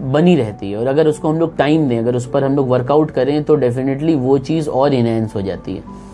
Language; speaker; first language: Hindi; native; Hindi